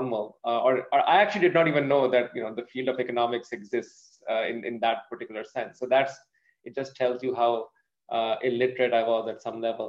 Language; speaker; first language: English; non-native, local second language; Urdu